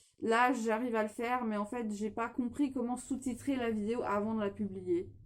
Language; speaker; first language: French; non-native, fluent; English